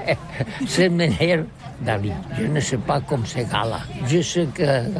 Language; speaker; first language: French; non-native, learner; Catalan